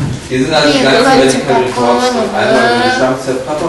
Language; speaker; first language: German; native; German